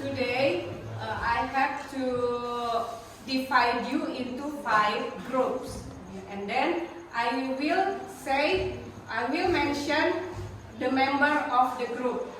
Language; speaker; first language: English; non-native, fluent; Indonesian